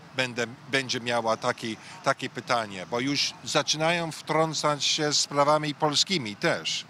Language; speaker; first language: Polish; early bilingual, heritage; English